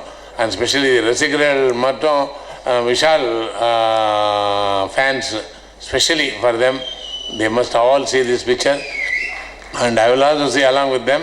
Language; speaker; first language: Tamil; non-native, learner; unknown